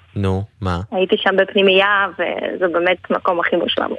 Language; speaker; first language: Hebrew; non-native, fluent; Ukrainian